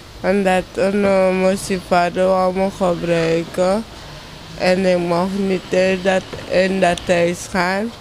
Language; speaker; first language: Dutch; non-native, local second language; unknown